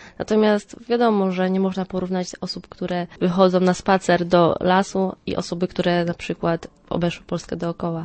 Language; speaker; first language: Polish; native; Polish